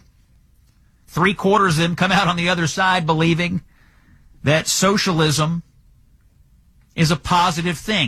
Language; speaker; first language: English; native; English